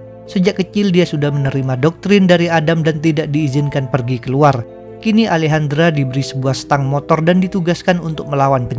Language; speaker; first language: Indonesian; native; Indonesian